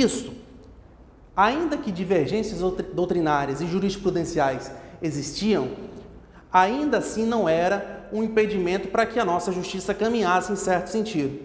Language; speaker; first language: Portuguese; native; Portuguese